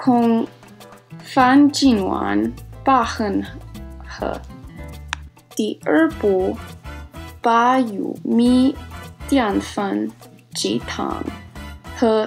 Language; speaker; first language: Chinese; non-native, learner; English